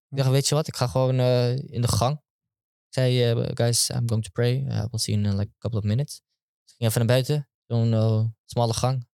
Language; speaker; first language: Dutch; early bilingual, other home language; Turkish